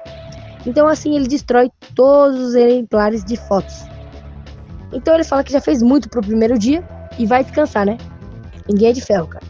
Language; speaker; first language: Portuguese; native; Portuguese